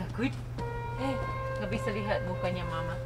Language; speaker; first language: Indonesian; non-native, learner; English